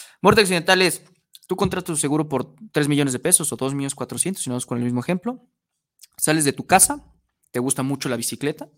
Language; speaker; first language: Spanish; native; Spanish